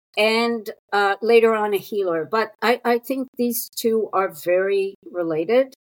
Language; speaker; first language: English; non-native, fluent; Hebrew